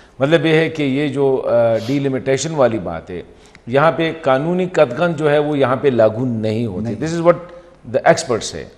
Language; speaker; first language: Urdu; non-native, local second language; Pashto